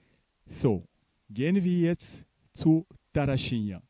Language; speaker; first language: German; non-native, fluent; Portuguese